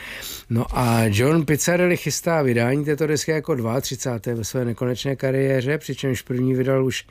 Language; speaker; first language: Czech; native; Czech